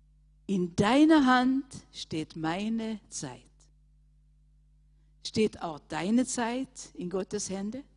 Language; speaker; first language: German; non-native, fluent; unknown